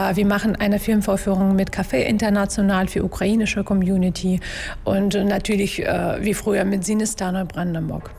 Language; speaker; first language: German; non-native, fluent; Russian